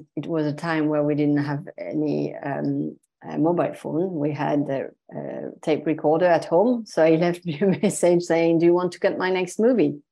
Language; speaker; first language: English; non-native, fluent; French